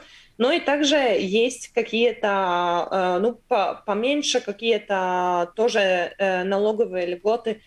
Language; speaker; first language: Russian; non-native, local second language; Latvian